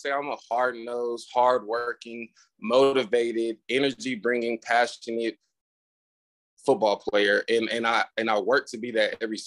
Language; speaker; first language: English; native; English